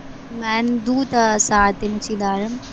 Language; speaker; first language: Persian; non-native, learner; Urdu